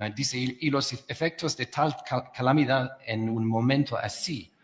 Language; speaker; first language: Spanish; non-native, learner; English